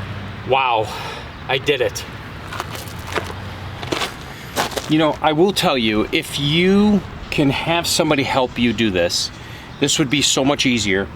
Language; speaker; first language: English; native; English